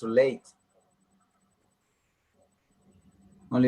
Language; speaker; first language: English; non-native, learner; Spanish